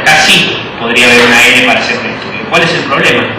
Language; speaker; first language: Spanish; native; Spanish